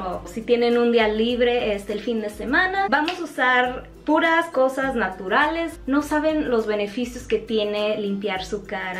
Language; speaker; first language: Spanish; native; Spanish